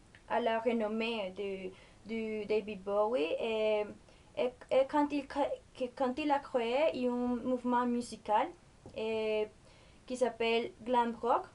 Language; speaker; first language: French; non-native, learner; Spanish